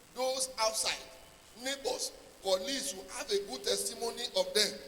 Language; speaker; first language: English; non-native, local second language; Yoruba